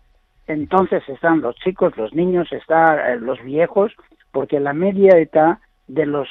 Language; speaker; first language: Spanish; non-native, learner; Greek